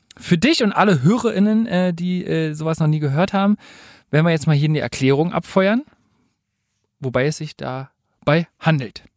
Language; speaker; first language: German; native; German